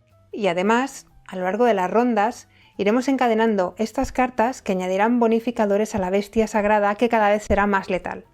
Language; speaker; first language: Spanish; native; Spanish